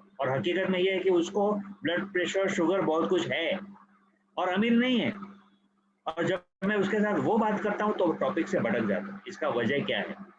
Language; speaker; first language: Hindi; native; Hindi